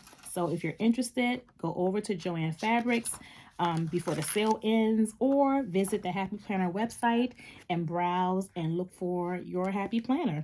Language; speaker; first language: English; native; English